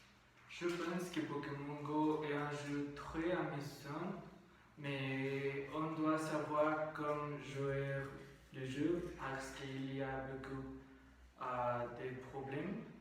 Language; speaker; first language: French; non-native, learner; Spanish